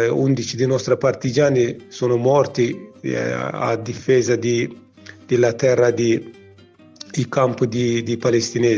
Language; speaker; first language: Italian; non-native, learner; Kurdish